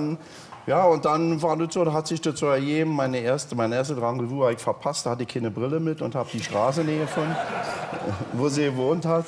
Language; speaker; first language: German; native; German